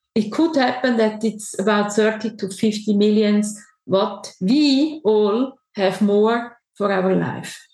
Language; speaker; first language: English; non-native, learner; German